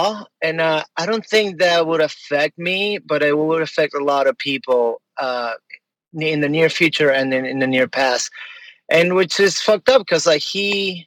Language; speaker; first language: English; non-native, fluent; Spanish